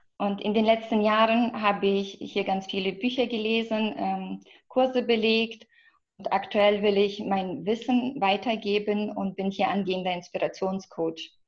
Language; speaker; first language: German; non-native, fluent; Russian